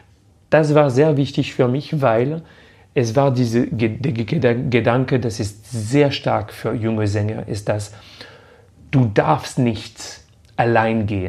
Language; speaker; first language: German; non-native, fluent; French